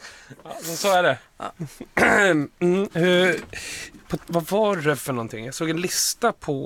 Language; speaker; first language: Swedish; native; Swedish